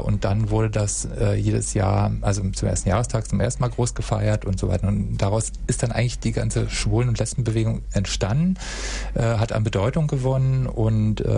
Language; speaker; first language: German; native; German